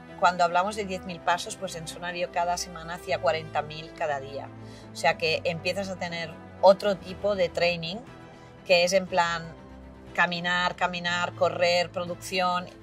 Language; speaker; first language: Spanish; non-native, fluent; Italian